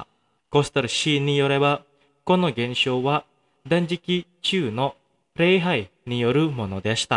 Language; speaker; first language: Japanese; non-native, fluent; Indonesian